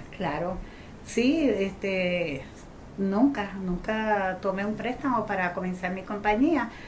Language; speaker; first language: Spanish; native; Spanish